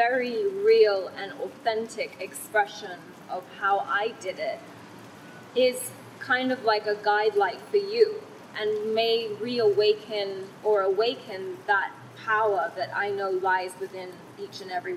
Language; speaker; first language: English; non-native, fluent; Thai